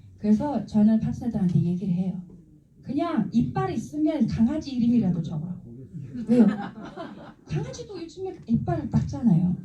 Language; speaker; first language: Korean; non-native, fluent; Mongolian